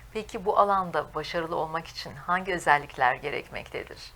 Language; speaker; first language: Turkish; native; Turkish